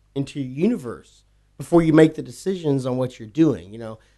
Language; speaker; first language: English; native; English